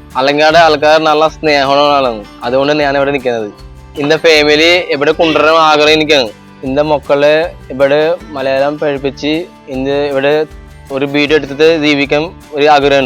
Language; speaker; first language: Malayalam; non-native, local second language; Assamese